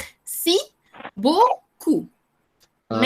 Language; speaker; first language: French; non-native, fluent; Malay